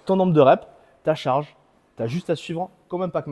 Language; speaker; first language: French; native; French